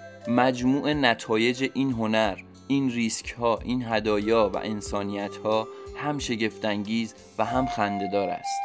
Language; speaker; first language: Persian; native; Persian